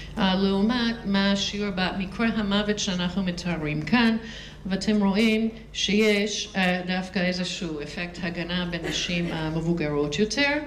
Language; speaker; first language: Hebrew; non-native, fluent; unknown